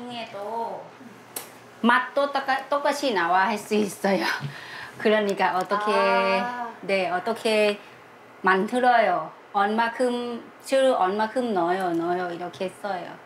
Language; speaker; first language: Korean; non-native, learner; Thai